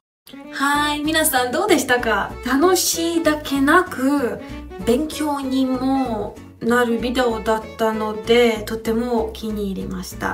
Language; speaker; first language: Japanese; non-native, learner; Hungarian